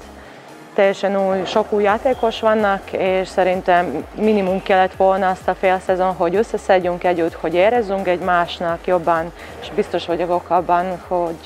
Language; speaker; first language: Hungarian; non-native, fluent; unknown